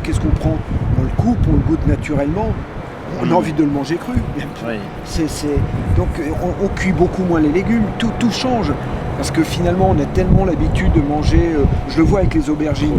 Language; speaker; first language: French; native; French